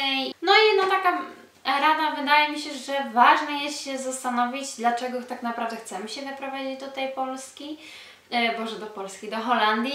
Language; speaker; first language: Polish; early bilingual, heritage; Polish